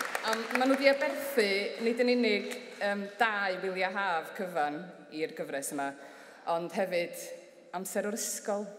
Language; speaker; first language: Welsh; native; Welsh